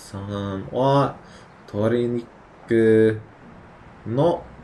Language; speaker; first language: Japanese; non-native, learner; English